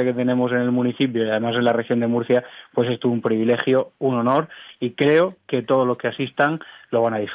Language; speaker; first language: Spanish; native; Spanish